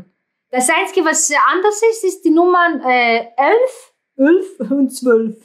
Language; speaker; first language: German; non-native, fluent; Greek